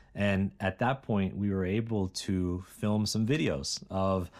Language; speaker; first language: English; native; English